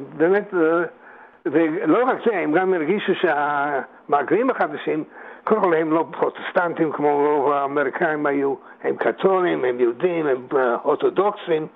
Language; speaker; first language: Hebrew; non-native, fluent; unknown